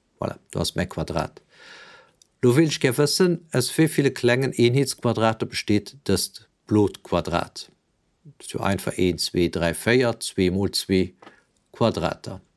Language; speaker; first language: German; non-native, local second language; Luxembourgish